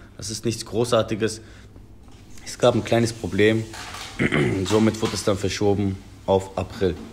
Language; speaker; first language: German; early bilingual, other home language; Persian